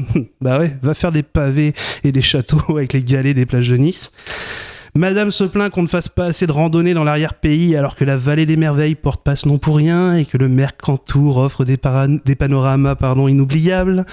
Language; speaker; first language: French; native; French